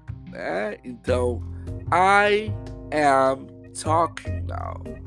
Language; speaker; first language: English; non-native, fluent; Portuguese